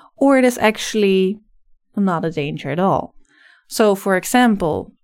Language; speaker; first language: English; non-native, fluent; Dutch